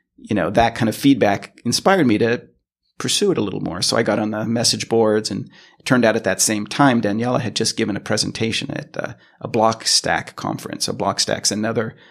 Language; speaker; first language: English; native; English